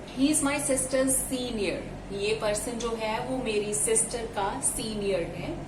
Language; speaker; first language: Hindi; native; Hindi